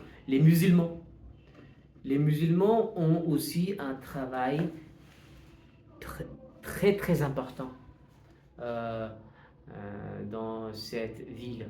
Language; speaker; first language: French; non-native, fluent; Hindi